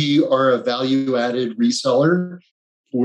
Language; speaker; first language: English; native; English